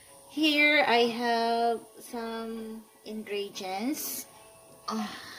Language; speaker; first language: English; non-native, local second language; Filipino